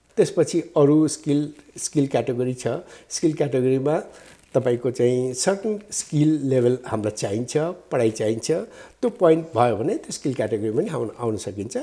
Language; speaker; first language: Nepali; native; Nepali